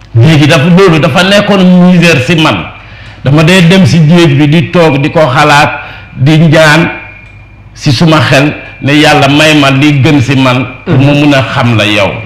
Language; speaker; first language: Wolof; non-native, local second language; Jola-Fonyi